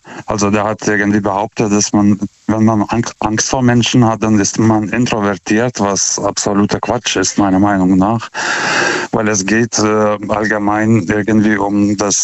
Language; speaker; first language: German; non-native, fluent; Lithuanian